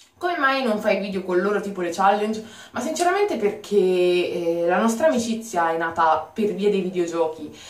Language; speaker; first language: Italian; native; Italian